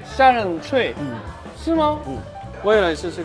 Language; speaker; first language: Chinese; non-native, fluent; Korean